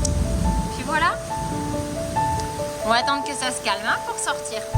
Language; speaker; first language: French; native; French